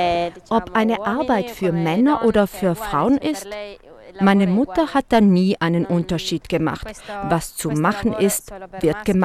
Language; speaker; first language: German; non-native, fluent; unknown